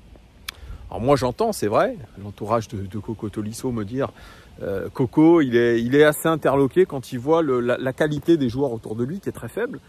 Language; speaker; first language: French; native; French